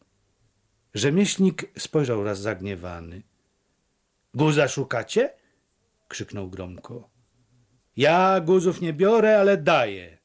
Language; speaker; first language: Polish; native; Polish